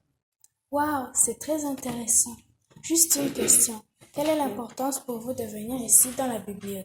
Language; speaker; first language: French; non-native, local second language; Kinyarwanda